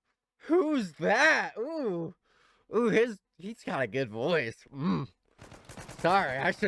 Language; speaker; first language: English; native; English